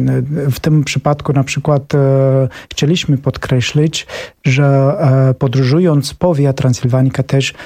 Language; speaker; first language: Polish; non-native, fluent; Romanian